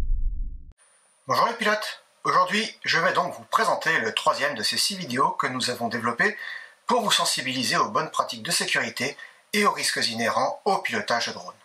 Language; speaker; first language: French; native; French